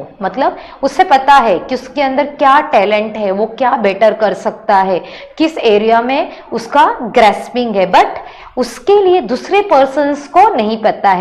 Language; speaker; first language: Hindi; native; Hindi